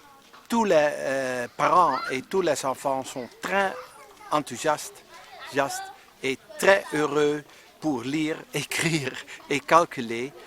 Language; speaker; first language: French; non-native, learner; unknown